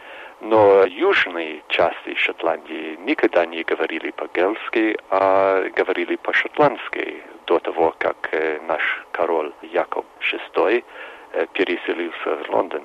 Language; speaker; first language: Russian; non-native, fluent; English